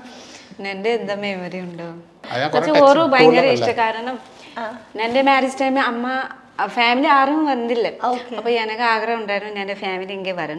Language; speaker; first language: Malayalam; non-native, learner; Nepali